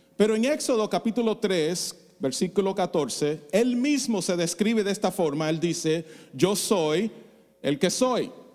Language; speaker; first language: Spanish; non-native, fluent; English